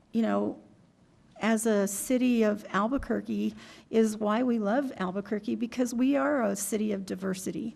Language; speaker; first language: English; native; English